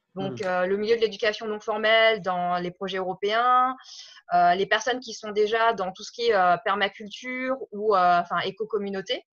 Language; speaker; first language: French; native; French